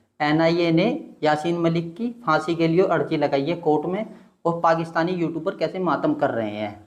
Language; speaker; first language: Hindi; native; Hindi